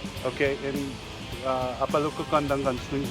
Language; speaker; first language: Indonesian; non-native, learner; English